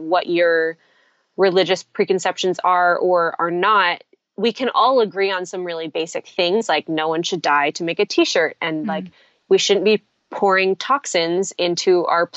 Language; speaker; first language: English; native; English